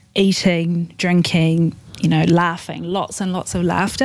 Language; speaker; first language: English; native; English